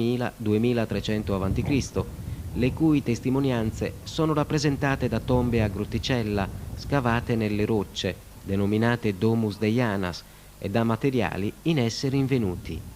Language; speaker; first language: Italian; native; Italian